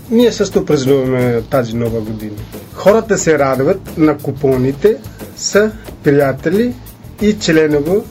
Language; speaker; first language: Bulgarian; non-native, learner; Hindi